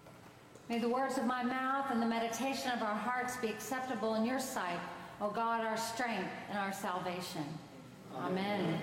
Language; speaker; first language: English; native; English